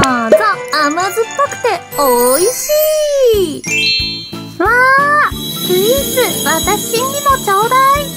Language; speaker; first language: Japanese; native; Japanese